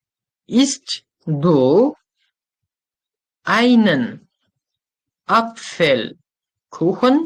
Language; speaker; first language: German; non-native, fluent; Uzbek